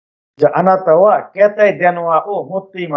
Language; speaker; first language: Japanese; non-native, fluent; Bangla